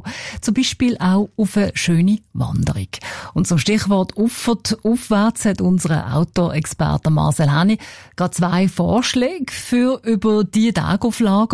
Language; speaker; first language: German; native; German